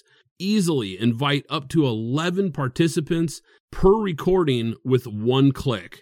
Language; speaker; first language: English; native; English